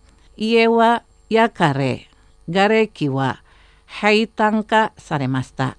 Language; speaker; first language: Japanese; non-native, fluent; Indonesian